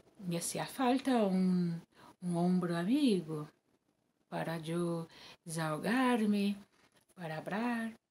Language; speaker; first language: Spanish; non-native, learner; Portuguese